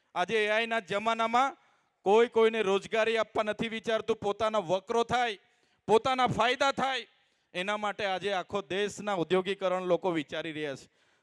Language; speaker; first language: Gujarati; non-native, local second language; Vasavi